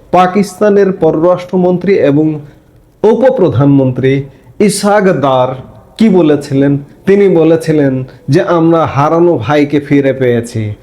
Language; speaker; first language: Bangla; native; Bangla